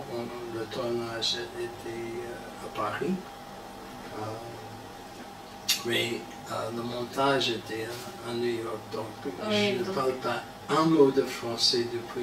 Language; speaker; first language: French; non-native, learner; English